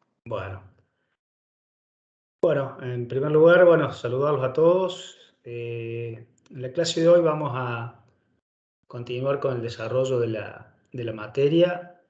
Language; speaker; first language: Spanish; native; Spanish